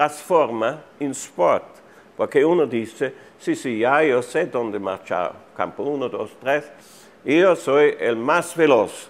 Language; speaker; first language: Spanish; non-native, fluent; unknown